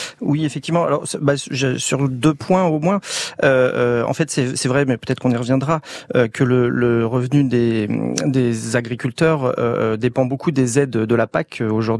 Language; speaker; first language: French; native; French